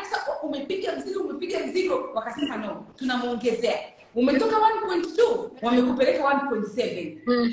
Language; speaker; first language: Swahili; native; Swahili